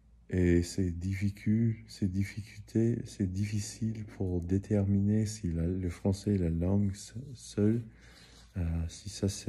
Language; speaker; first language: French; early bilingual, heritage; English